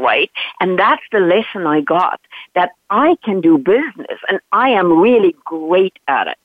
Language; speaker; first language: English; non-native, local second language; Dutch